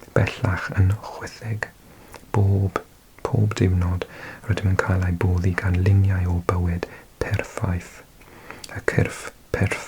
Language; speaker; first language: Welsh; non-native, learner; English